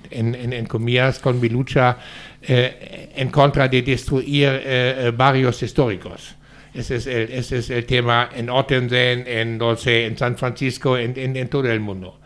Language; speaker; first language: Spanish; non-native, fluent; German